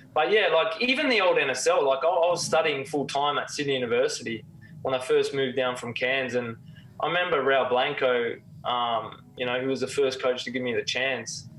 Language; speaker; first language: English; native; English